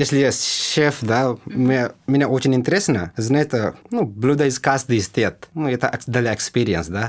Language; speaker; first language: Russian; non-native, learner; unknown